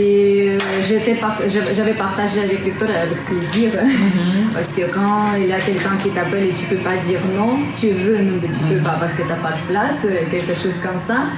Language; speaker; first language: French; non-native, learner; Russian